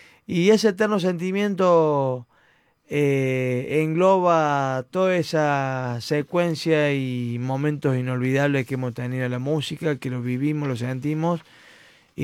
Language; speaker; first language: Spanish; native; Spanish